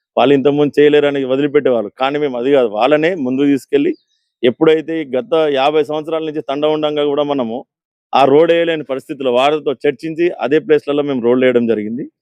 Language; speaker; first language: Telugu; non-native, local second language; Lambadi